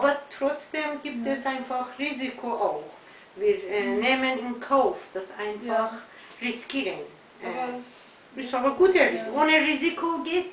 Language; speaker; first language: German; non-native, learner; Persian